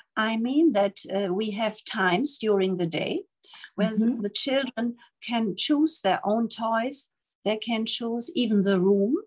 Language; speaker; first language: English; non-native, fluent; German